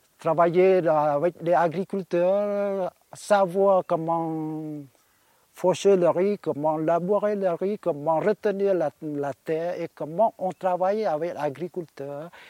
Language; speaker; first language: French; non-native, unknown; Khmer